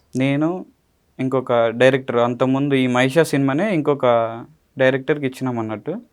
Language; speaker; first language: Telugu; native; Telugu